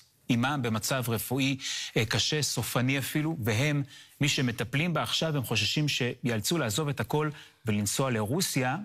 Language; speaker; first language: Hebrew; native; Hebrew